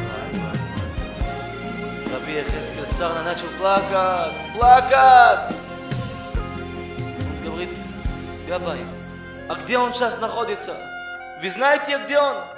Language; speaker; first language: Russian; early bilingual, heritage; Russian